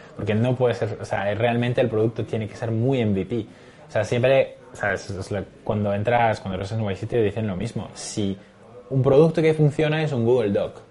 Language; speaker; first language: Spanish; non-native, fluent; French